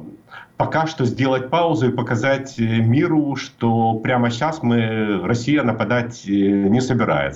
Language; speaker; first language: Russian; native; Russian